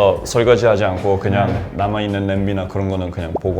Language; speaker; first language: Korean; non-native, fluent; English